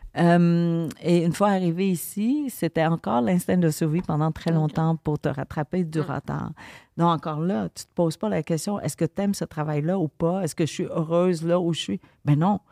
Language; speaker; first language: French; early bilingual, other home language; Vietnamese